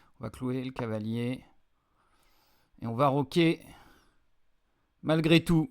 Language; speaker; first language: French; native; French